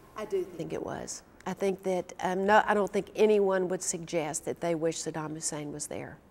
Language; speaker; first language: English; native; English